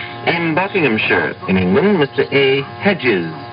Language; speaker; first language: English; non-native, fluent; Dutch